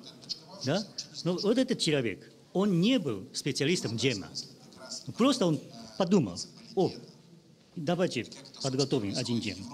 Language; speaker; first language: Russian; non-native, learner; Japanese